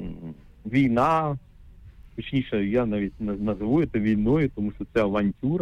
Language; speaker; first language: Ukrainian; native; Ukrainian